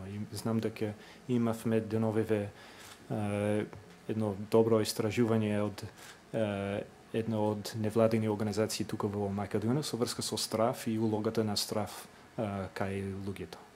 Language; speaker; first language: Macedonian; non-native, fluent; English